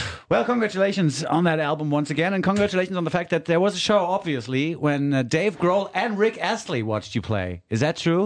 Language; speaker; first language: English; non-native, fluent; German